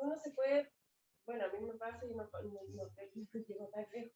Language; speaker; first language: Spanish; native; Spanish